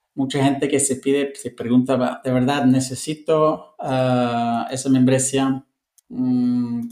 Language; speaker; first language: Spanish; non-native, fluent; English